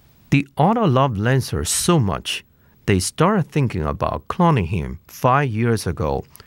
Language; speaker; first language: English; non-native, fluent; Chinese